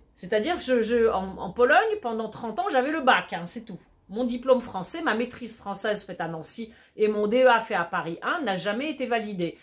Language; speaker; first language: French; early bilingual, other home language; Polish